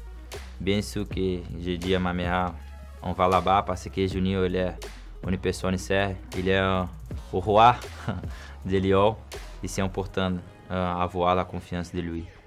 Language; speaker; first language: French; non-native, learner; Portuguese